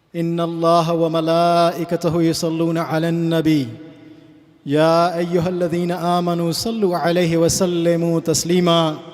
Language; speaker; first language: Urdu; early bilingual, heritage; Urdu